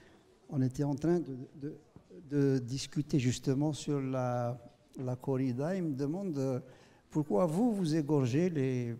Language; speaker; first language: French; non-native, local second language; Kabyle